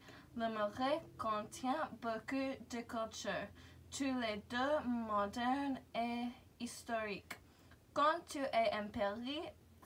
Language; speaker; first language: French; non-native, learner; English